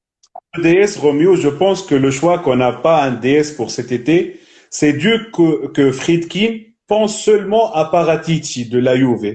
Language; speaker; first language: French; non-native, local second language; Arabic